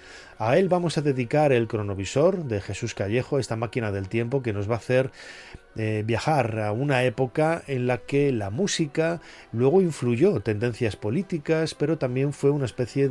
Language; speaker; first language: Spanish; native; Spanish